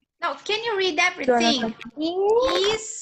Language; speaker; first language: English; non-native, fluent; Portuguese